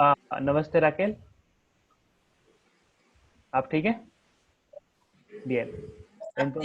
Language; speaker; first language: Spanish; non-native, fluent; Hindi